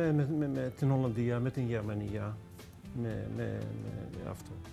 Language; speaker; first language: Greek; non-native, learner; Dutch